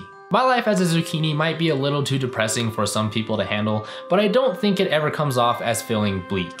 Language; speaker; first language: English; native; English